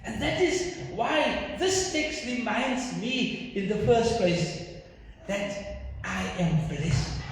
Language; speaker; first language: English; non-native, local second language; Afrikaans